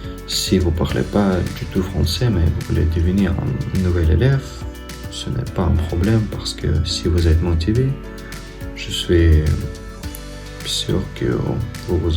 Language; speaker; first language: French; non-native, learner; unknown